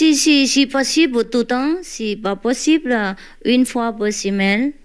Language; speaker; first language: French; non-native, learner; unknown